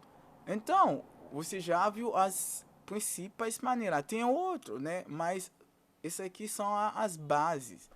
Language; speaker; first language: Portuguese; non-native, fluent; Haitian Creole